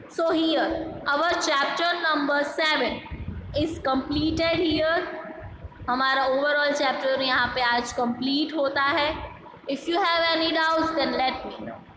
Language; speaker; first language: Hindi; non-native, local second language; Gujarati